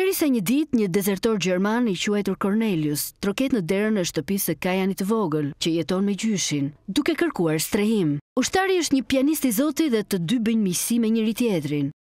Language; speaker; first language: Albanian; native; Albanian